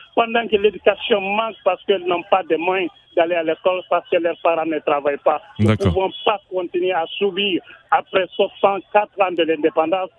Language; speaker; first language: French; non-native, local second language; Susu